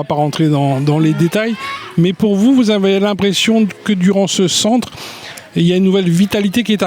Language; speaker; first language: French; native; French